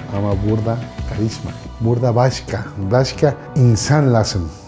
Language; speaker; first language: Turkish; non-native, learner; Spanish